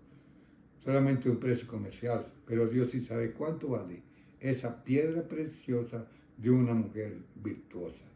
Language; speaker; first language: Spanish; native; Spanish